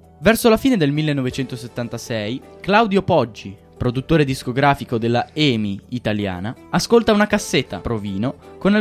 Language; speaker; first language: Italian; native; Italian